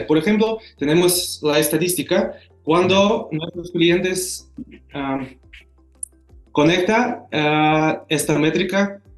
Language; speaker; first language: Spanish; non-native, fluent; Russian